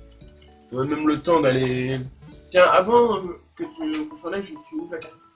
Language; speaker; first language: French; native; French